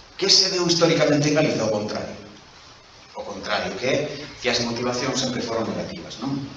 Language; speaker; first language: Galician; non-native, local second language; Spanish